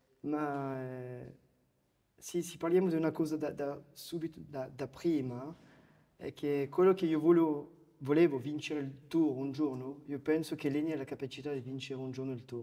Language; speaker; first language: Italian; non-native, fluent; French